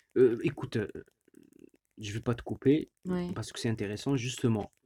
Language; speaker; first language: French; non-native, local second language; Arabic